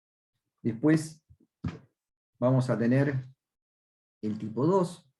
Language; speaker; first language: Spanish; native; Spanish